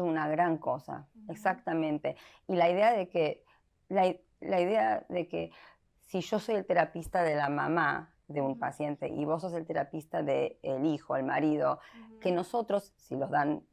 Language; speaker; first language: Spanish; early bilingual, heritage; Spanish